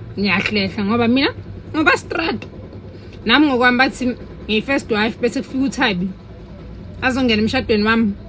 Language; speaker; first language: Zulu; non-native, local second language; Southern Sotho